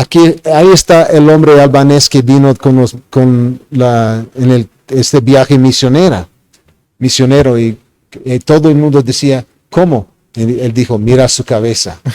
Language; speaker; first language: Spanish; non-native, fluent; English